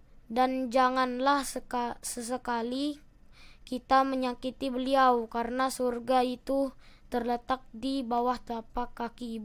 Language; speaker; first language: Indonesian; native; Indonesian